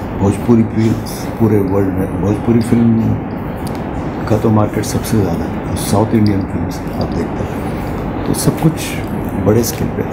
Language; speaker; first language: Hindi; non-native, local second language; Marathi